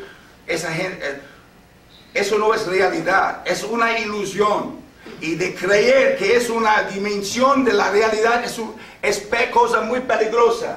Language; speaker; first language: Spanish; non-native, fluent; English